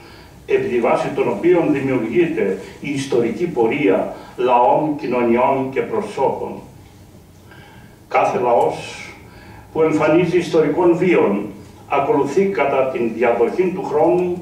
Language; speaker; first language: Greek; native; Greek